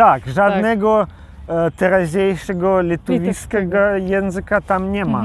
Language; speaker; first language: Polish; non-native, local second language; Belarusian